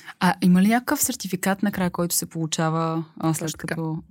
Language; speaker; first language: Bulgarian; native; Bulgarian